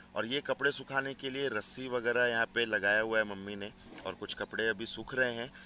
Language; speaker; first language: Hindi; non-native, local second language; Odia